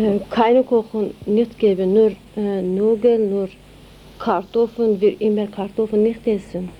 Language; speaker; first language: German; non-native, learner; Turkish